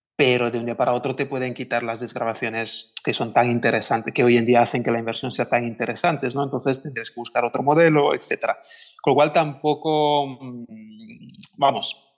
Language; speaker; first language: Spanish; non-native, fluent; Italian